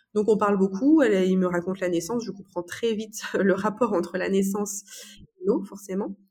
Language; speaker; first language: French; native; French